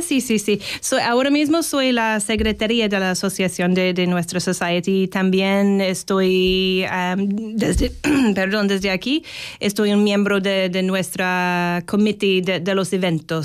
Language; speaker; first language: Spanish; non-native, learner; English